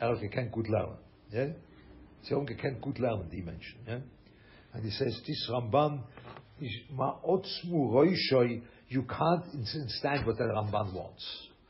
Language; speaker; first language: English; non-native, fluent; German